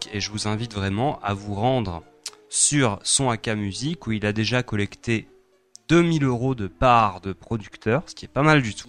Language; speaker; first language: French; native; French